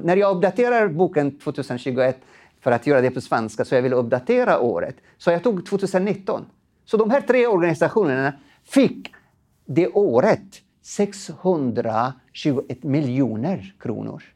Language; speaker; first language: Swedish; non-native, fluent; Arabic